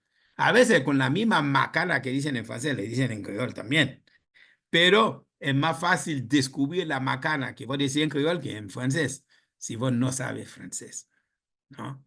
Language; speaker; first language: Spanish; non-native, fluent; Haitian Creole